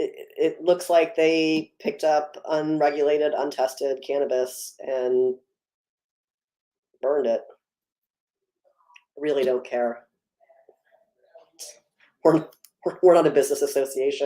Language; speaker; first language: English; native; English